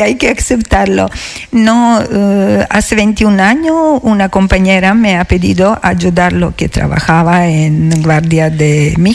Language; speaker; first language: Spanish; non-native, learner; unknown